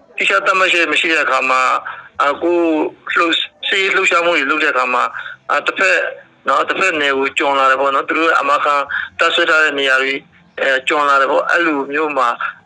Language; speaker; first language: Burmese; native; Burmese